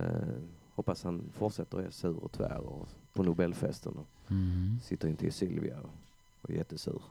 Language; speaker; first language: Swedish; native; Swedish